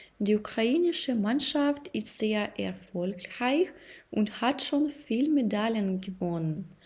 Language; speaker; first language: German; non-native, fluent; Ukrainian